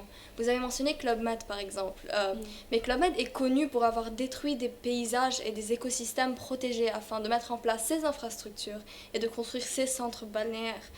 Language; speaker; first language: French; non-native, local second language; Arabic